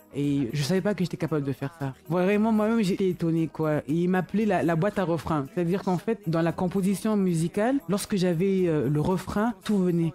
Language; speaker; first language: French; early bilingual, other home language; Lingala